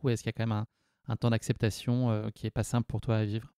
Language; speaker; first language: French; native; French